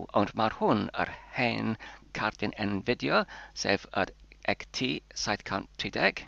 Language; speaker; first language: Welsh; non-native, local second language; English